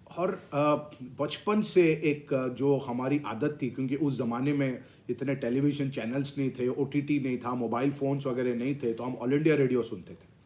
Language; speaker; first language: Hindi; non-native, local second language; Tamil